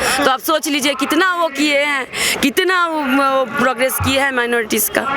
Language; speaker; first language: Hindi; non-native, local second language; Bangla